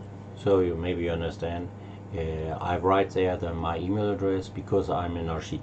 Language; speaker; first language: English; non-native, learner; German